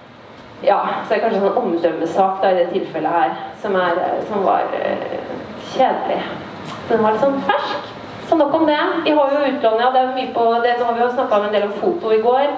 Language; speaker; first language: Norwegian; native; Norwegian